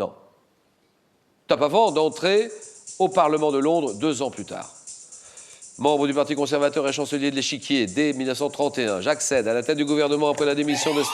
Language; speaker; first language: French; native; French